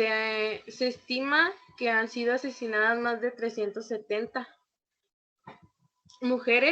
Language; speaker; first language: Spanish; native; Spanish